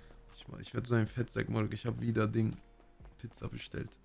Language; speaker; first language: German; early bilingual, other home language; Turkish